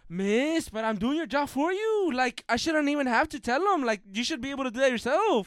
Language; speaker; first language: English; early bilingual, other home language; Spanish